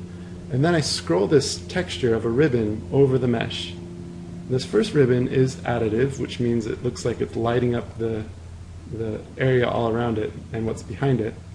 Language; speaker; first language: English; native; English